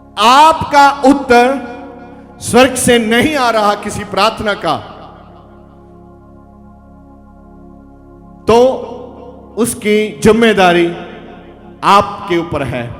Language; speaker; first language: Hindi; non-native, local second language; Punjabi